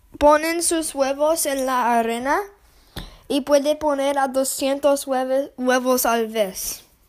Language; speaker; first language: Spanish; non-native, learner; English